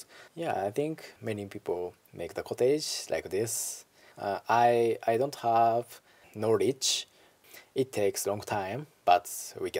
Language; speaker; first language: English; non-native, learner; Japanese